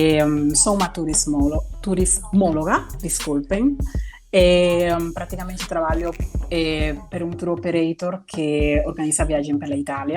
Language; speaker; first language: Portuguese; non-native, fluent; Spanish